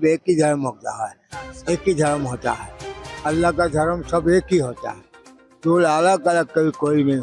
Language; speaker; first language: Hindi; non-native, local second language; Bangla